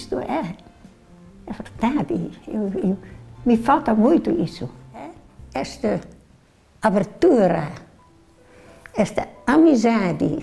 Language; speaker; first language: Portuguese; non-native, learner; Dutch